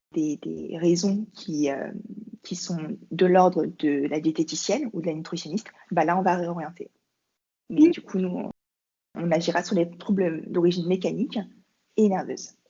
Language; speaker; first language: French; native; French